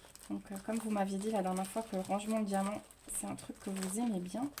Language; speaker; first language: French; native; French